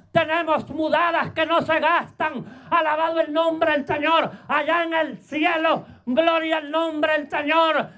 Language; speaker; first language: Spanish; native; Spanish